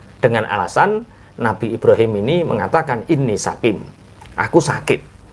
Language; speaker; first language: Indonesian; non-native, local second language; Javanese